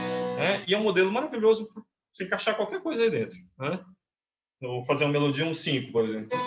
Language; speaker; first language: Portuguese; native; Portuguese